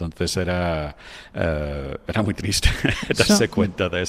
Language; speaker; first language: Spanish; non-native, fluent; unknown